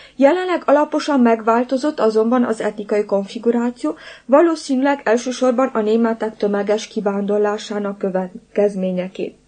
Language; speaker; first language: Hungarian; non-native, local second language; Romanian